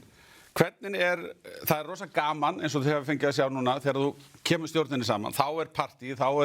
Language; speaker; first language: Icelandic; native; Icelandic